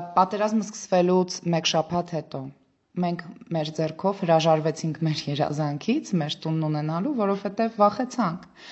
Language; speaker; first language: Armenian; native; Armenian